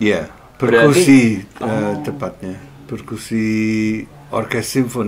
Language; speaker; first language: Indonesian; non-native, fluent; English